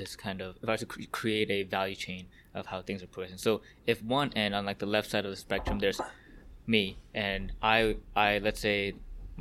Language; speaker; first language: English; early bilingual, other home language; Korean